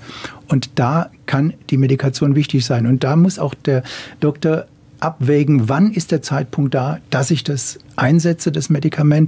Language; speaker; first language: German; native; German